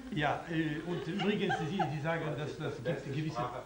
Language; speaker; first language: German; non-native, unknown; Polish